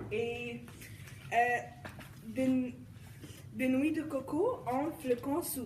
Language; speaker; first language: French; non-native, learner; English